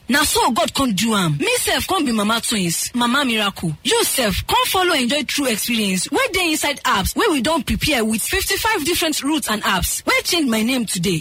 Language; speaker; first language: Nigerian Pidgin; native; Nigerian Pidgin